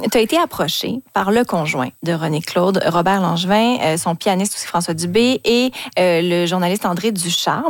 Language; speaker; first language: French; native; French